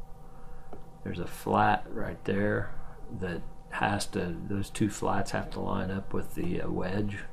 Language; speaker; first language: English; native; English